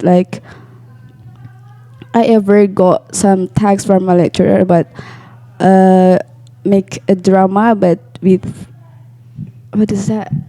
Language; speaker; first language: English; non-native, learner; Indonesian